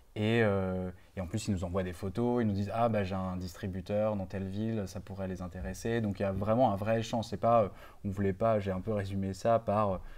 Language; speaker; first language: French; native; French